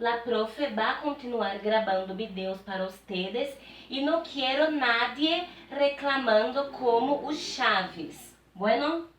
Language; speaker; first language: Spanish; non-native, fluent; Portuguese